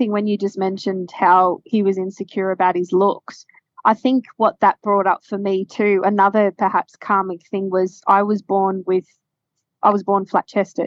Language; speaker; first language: English; native; English